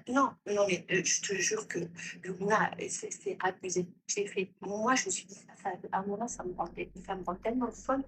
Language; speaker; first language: French; native; French